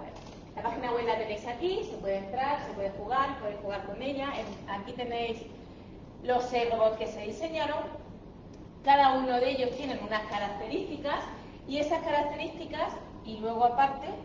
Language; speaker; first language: Spanish; native; Spanish